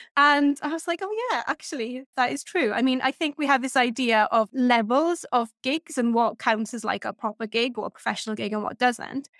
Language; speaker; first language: English; native; English